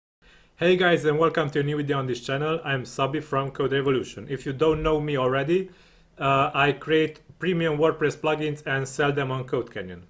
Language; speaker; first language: English; non-native, fluent; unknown